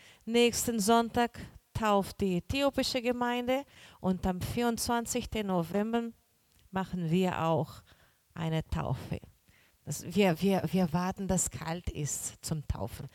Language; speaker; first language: German; non-native, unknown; Portuguese